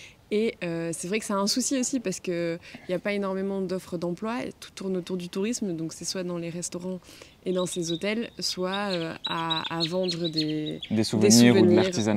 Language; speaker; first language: French; native; French